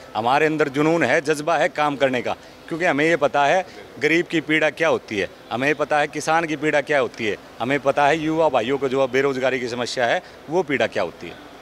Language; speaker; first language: Hindi; native; Hindi